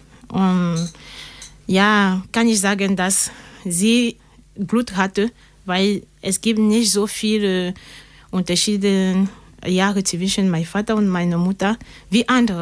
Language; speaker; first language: German; non-native, learner; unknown